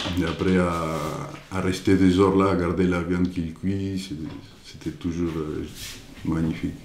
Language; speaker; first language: French; non-native, fluent; Spanish